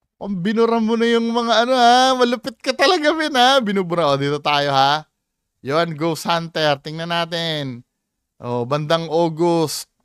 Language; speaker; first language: Filipino; native; Filipino